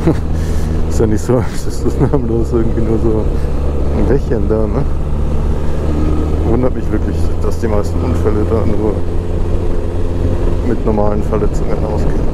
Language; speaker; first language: German; native; German